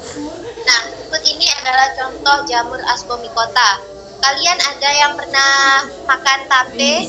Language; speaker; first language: Indonesian; native; Indonesian